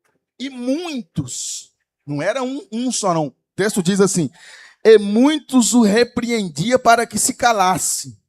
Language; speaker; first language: Portuguese; native; Portuguese